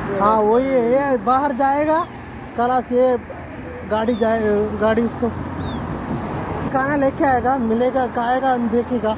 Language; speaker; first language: Hindi; non-native, local second language; Malayalam